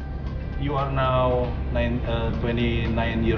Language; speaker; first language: English; non-native, fluent; Indonesian